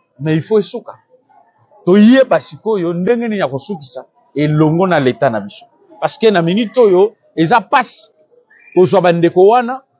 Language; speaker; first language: Lingala; non-native, local second language; Kituba (Democratic Republic of Congo)